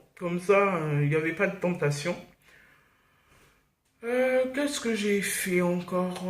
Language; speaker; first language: French; native; French